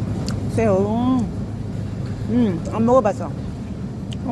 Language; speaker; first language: Korean; non-native, learner; Filipino